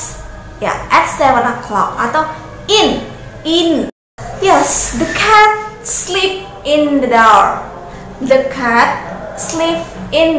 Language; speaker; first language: English; non-native, learner; Indonesian